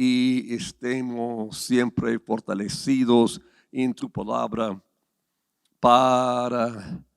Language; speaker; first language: Spanish; non-native, fluent; English